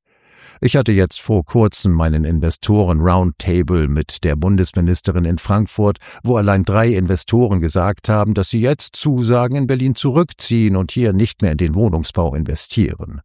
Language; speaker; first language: German; native; German